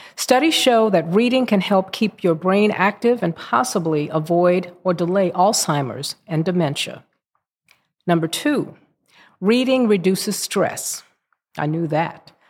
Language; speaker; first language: English; native; English